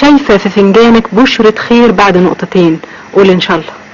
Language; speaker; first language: Arabic; native; Arabic